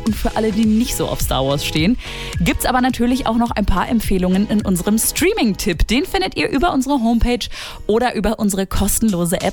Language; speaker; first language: German; native; German